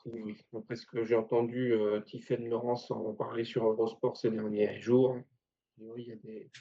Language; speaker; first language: French; native; French